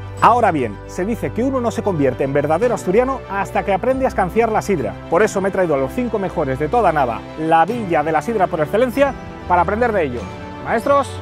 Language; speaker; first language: Spanish; native; Spanish